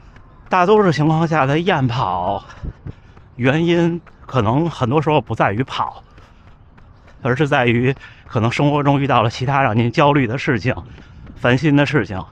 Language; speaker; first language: Chinese; native; Chinese